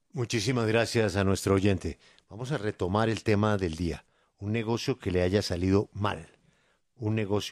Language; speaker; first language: Spanish; native; Spanish